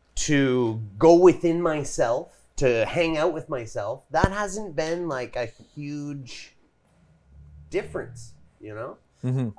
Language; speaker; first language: English; native; English